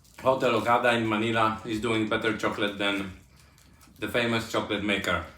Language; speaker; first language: English; non-native, fluent; Polish